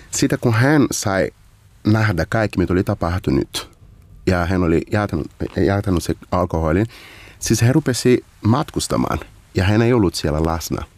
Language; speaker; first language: Finnish; non-native, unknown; Portuguese